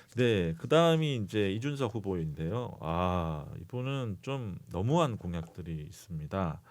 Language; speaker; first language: Korean; native; Korean